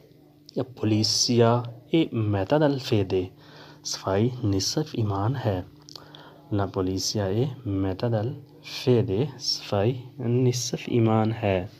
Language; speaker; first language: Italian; non-native, learner; Urdu